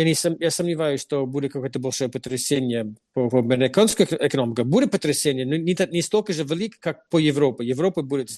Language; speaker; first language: Russian; non-native, fluent; English